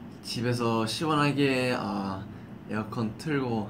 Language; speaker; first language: Korean; non-native, fluent; English